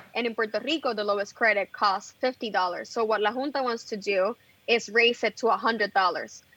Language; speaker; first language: English; non-native, fluent; Spanish